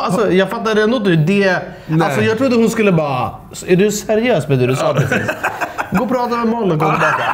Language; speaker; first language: Swedish; native; Swedish